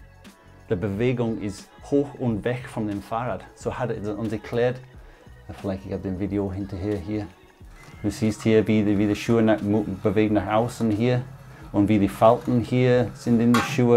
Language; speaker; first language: German; non-native, fluent; English